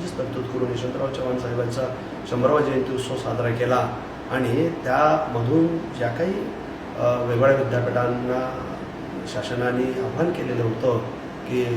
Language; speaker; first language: Marathi; non-native, local second language; Lambadi